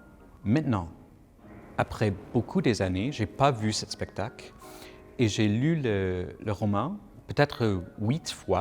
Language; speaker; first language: French; non-native, local second language; English